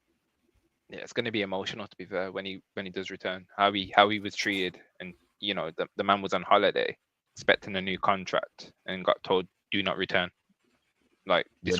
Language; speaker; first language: English; native; English